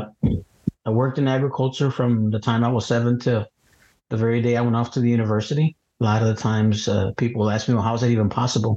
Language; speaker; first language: English; native; English